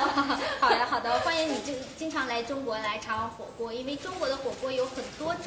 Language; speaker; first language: Chinese; native; Chinese